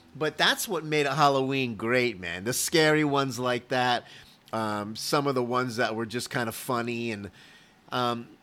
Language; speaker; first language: English; native; English